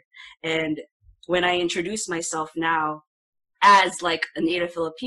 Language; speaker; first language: English; non-native, local second language; Filipino